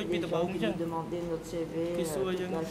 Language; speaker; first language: French; non-native, local second language; Khmer